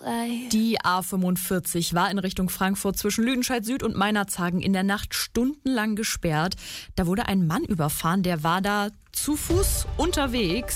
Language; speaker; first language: German; native; German